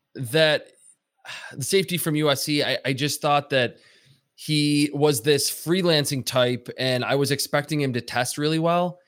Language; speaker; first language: English; native; English